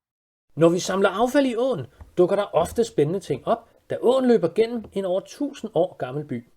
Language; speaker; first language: Danish; native; Danish